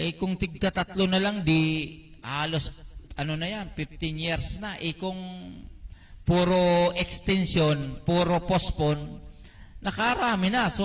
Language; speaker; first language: Filipino; non-native, local second language; Bikol